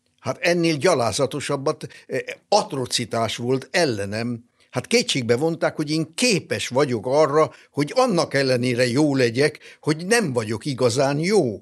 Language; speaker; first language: Hungarian; non-native, local second language; German